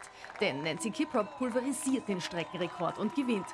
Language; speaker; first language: German; native; German